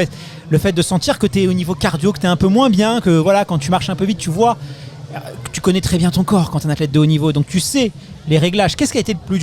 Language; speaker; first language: French; native; French